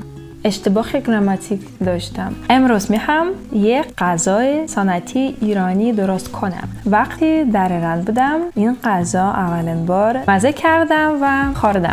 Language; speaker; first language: Persian; non-native, learner; Russian